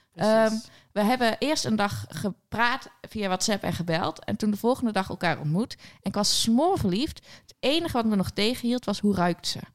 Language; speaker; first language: Dutch; native; Dutch